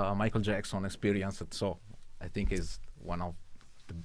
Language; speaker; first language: English; non-native, learner; Italian